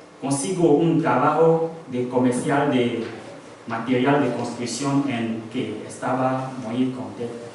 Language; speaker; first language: Spanish; non-native, learner; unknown